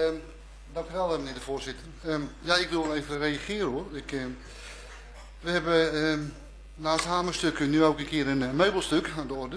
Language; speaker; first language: Dutch; native; Dutch